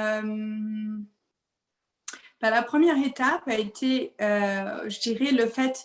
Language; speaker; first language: French; native; French